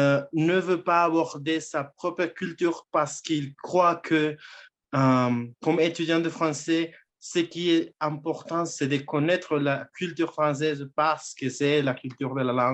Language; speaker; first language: French; non-native, fluent; Spanish